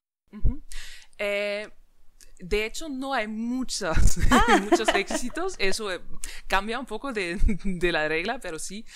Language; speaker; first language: Spanish; non-native, fluent; German